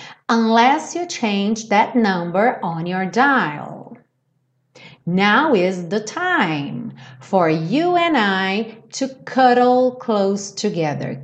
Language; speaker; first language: English; non-native, fluent; Portuguese